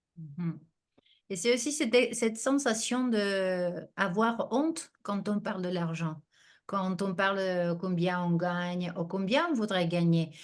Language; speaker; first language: French; non-native, fluent; Spanish